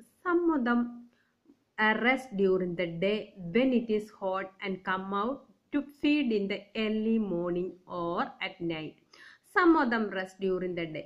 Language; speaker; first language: English; non-native, local second language; Malayalam